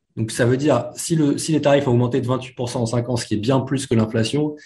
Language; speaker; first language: French; native; French